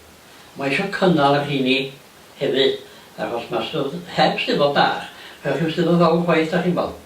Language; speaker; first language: Welsh; native; Welsh